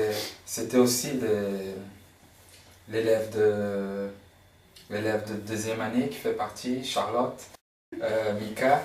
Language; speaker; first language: French; non-native, fluent; Portuguese